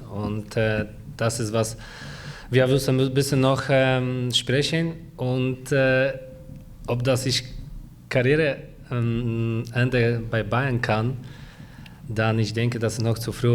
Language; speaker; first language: German; non-native, fluent; Polish